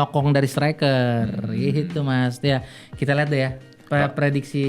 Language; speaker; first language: Indonesian; native; Indonesian